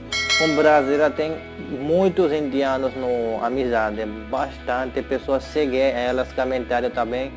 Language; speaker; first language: Portuguese; non-native, learner; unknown